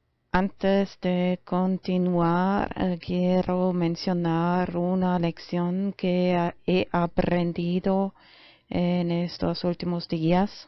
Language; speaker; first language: Spanish; non-native, fluent; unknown